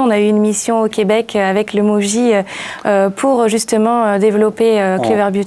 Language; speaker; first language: French; native; French